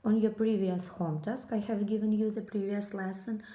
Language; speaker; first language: English; non-native, fluent; Ukrainian